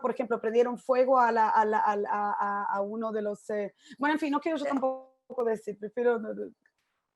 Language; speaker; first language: Spanish; native; Spanish